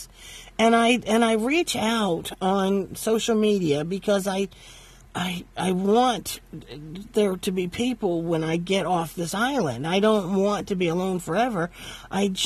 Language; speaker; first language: English; native; English